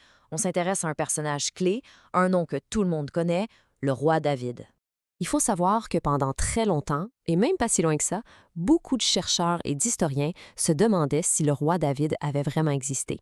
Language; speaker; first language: French; native; French